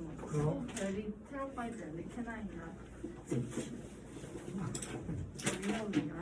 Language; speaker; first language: English; non-native, learner; Korean